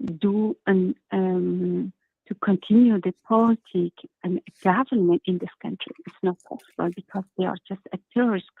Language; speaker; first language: English; non-native, learner; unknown